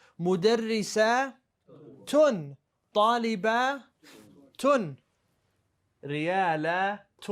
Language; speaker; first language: Arabic; non-native, fluent; English